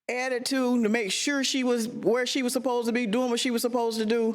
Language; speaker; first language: English; native; English